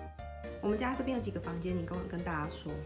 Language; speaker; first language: Chinese; native; Chinese